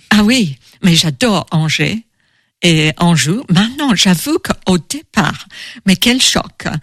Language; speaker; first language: French; non-native, fluent; English